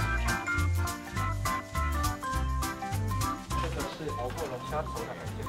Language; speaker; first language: Chinese; native; Chinese